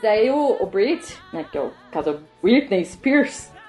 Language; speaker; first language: Portuguese; native; Portuguese